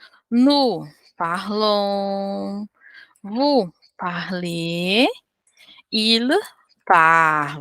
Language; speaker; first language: French; non-native, fluent; Portuguese